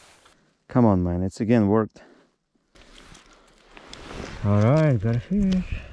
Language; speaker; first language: English; non-native, learner; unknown